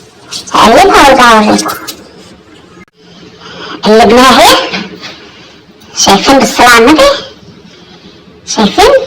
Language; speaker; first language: Arabic; native; Arabic